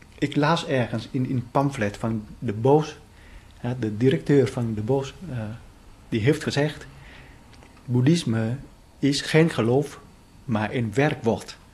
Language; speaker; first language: Dutch; non-native, fluent; Vietnamese